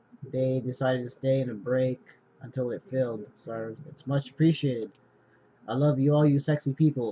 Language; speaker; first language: English; native; English